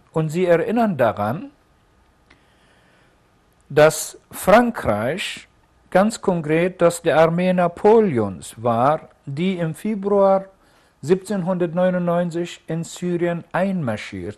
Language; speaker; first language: German; non-native, fluent; Arabic